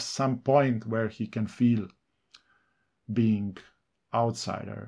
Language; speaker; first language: English; non-native, fluent; Serbian